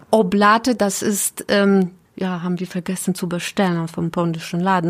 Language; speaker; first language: German; non-native, learner; Polish